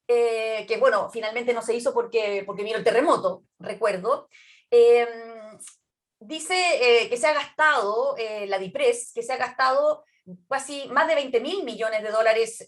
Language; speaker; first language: Spanish; native; Spanish